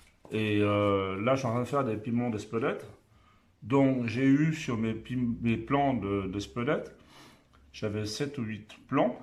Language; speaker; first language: French; native; French